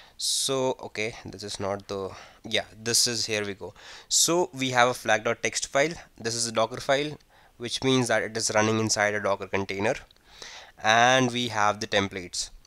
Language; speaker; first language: English; non-native, local second language; Hindi